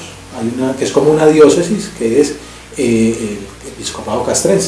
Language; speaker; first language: Spanish; native; Spanish